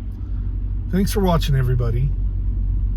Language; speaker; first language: English; native; English